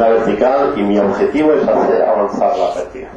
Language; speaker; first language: Spanish; native; Spanish